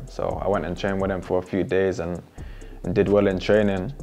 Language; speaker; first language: English; native; English